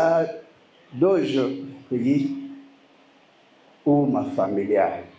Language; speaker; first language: Portuguese; non-native, learner; Lingala